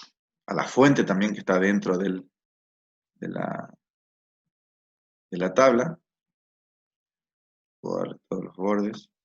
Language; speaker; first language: Spanish; native; Spanish